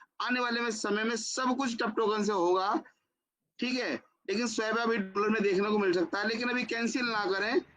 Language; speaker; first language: Hindi; native; Hindi